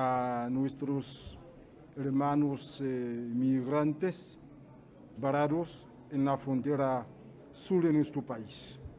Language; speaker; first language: Spanish; non-native, fluent; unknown